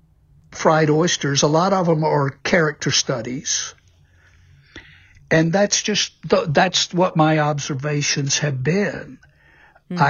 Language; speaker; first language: English; native; English